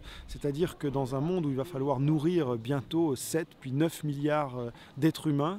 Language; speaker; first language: French; native; French